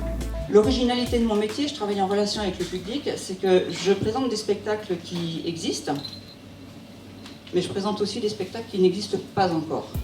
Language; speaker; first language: French; native; French